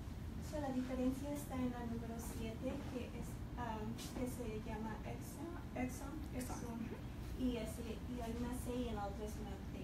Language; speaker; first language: Spanish; early bilingual, heritage; Spanish